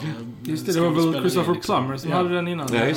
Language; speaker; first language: Swedish; native; Swedish